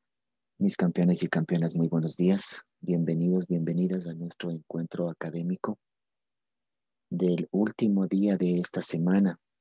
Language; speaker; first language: Spanish; native; Spanish